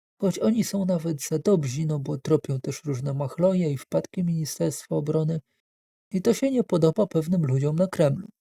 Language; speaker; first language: Polish; native; Polish